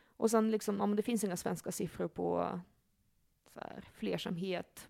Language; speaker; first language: Swedish; early bilingual, other home language; Russian